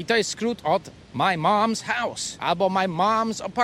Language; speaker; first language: Polish; non-native, fluent; English